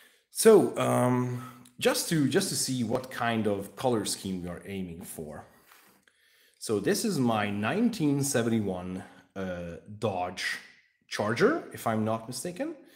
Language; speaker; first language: English; non-native, fluent; Hungarian